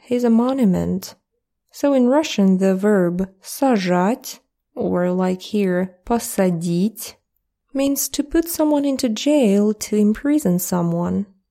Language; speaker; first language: English; non-native, fluent; Russian